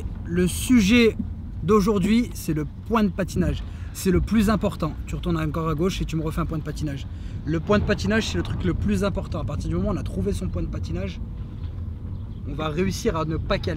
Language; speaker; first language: French; native; French